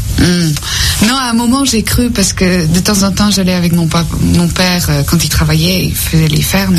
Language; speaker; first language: French; non-native, fluent; Dutch